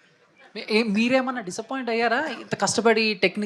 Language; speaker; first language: Telugu; native; Telugu